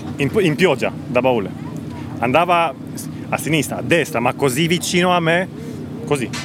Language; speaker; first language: Italian; non-native, learner; Romanian